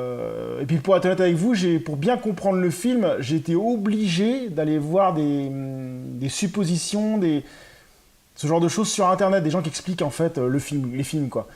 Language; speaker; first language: French; native; French